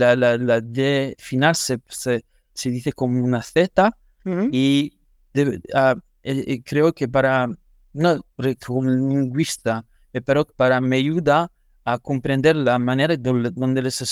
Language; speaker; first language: Spanish; non-native, learner; French